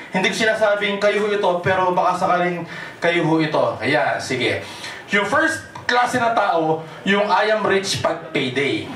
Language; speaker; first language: Filipino; non-native, local second language; Cebuano